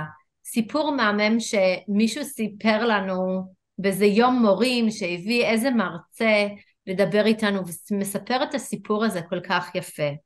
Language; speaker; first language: Hebrew; non-native, fluent; English